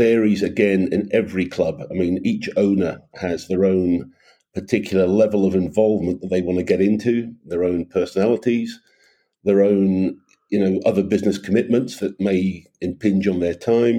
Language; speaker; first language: English; native; English